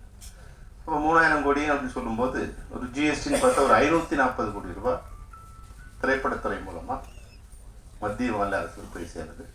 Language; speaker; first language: Tamil; native; Tamil